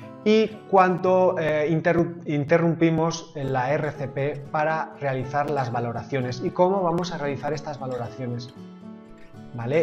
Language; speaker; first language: Spanish; native; Spanish